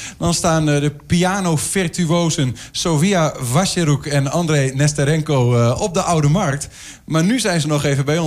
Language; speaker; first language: Dutch; native; Dutch